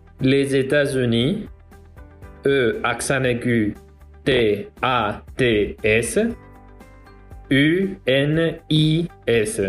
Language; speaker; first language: French; non-native, learner; Spanish